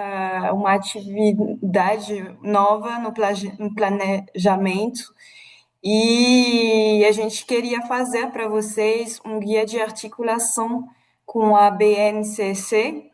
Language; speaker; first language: Portuguese; non-native, fluent; French